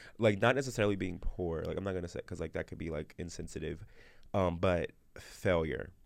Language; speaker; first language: English; native; English